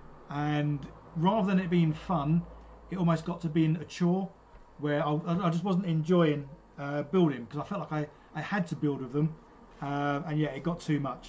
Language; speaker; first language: English; native; English